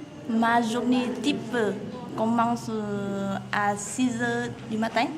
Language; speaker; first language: French; non-native, learner; Vietnamese